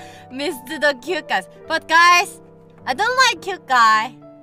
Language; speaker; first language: English; non-native, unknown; Korean